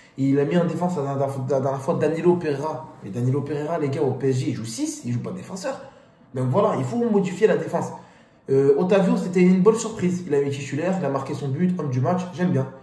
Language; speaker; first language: French; native; French